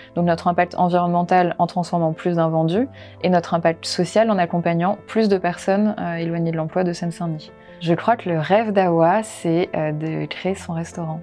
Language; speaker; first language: French; native; French